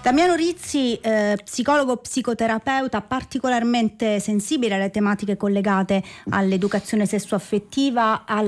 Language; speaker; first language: Italian; native; Italian